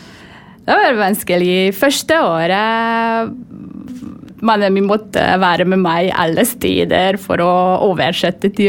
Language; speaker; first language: Norwegian; non-native, fluent; Hungarian